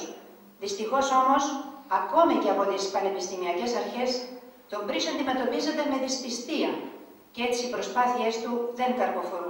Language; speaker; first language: Greek; native; Greek